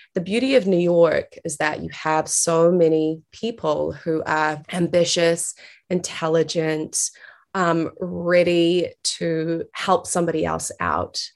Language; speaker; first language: English; native; English